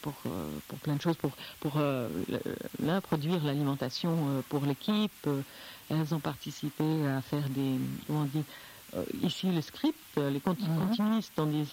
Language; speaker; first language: French; non-native, fluent; Portuguese